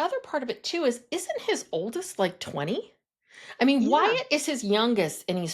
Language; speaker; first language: English; native; English